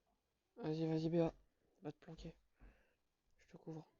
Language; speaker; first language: French; native; French